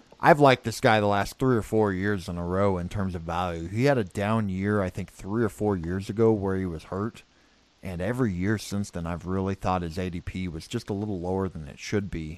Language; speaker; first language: English; native; English